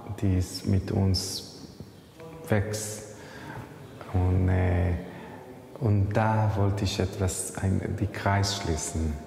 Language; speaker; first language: German; non-native, learner; Hebrew